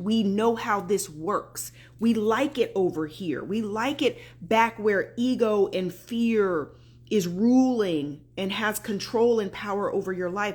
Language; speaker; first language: English; native; English